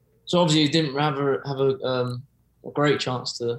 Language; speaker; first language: English; native; English